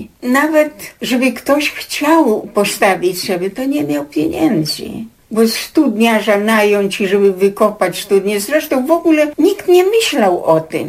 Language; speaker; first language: Polish; native; Polish